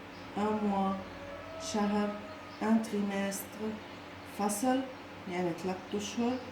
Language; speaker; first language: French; non-native, local second language; Arabic